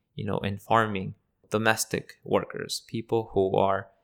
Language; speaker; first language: English; early bilingual, other home language; Spanish